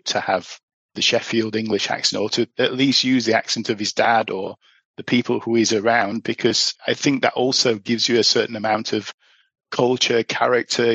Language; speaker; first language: English; native; English